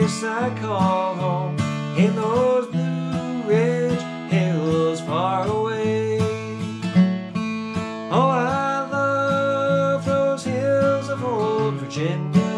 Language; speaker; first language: English; native; English